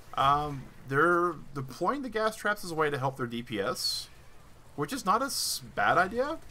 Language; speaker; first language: English; native; English